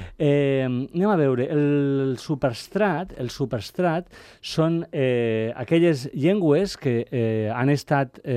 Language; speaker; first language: Catalan; native; Catalan